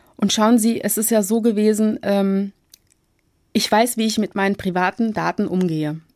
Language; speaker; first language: German; early bilingual, other home language; Turkish